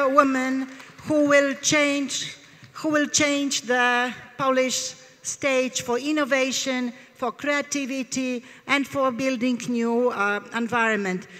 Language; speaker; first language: English; non-native, fluent; Polish